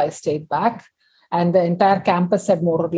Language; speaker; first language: English; non-native, local second language; Tamil